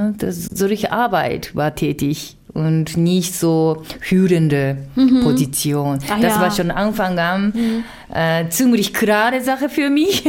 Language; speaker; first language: German; non-native, fluent; Japanese